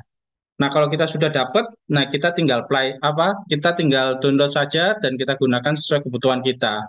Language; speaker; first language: Indonesian; native; Indonesian